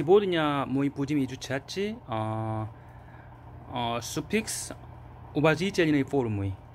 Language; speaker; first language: Russian; non-native, learner; Korean